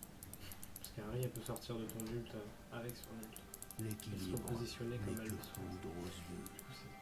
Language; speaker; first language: French; native; French